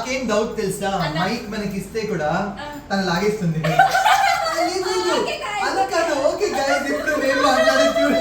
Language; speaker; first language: Telugu; native; Telugu